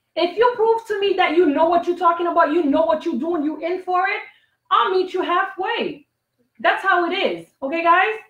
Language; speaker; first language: English; non-native, fluent; Haitian Creole